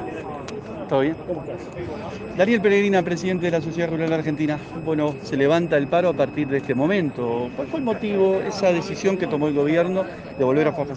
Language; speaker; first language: Spanish; native; Spanish